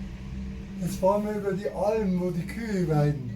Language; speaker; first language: German; native; German